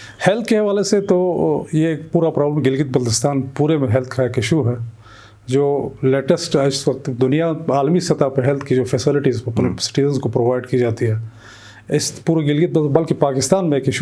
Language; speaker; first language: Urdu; non-native, local second language; Shina